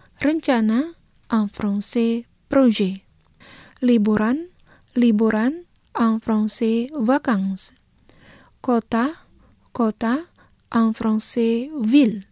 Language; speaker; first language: French; non-native, fluent; Indonesian